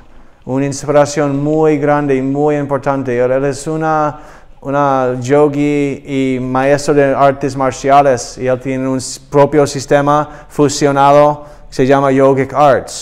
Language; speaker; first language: Spanish; non-native, learner; English